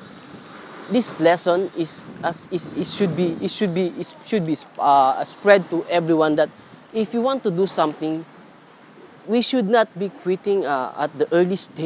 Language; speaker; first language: English; non-native, local second language; Filipino